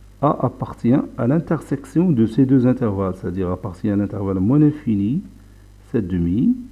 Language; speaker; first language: French; non-native, local second language; Arabic